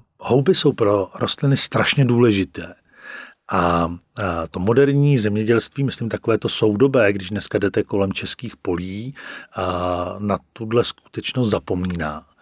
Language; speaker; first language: Czech; native; Czech